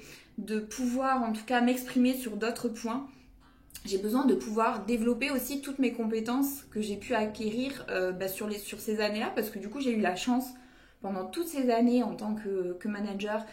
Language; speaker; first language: French; native; French